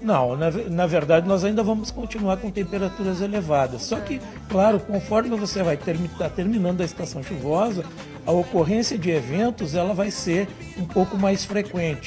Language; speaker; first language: Portuguese; native; Portuguese